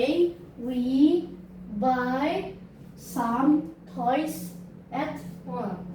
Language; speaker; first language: English; non-native, learner; Indonesian